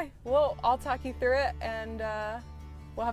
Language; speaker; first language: English; native; English